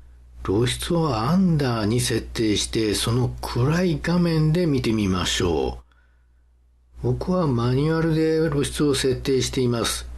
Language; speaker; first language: Japanese; native; Japanese